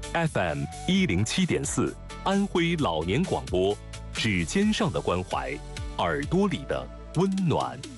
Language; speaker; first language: Chinese; native; Chinese